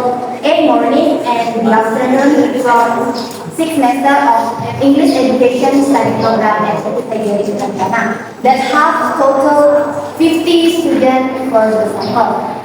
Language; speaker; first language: English; non-native, learner; Indonesian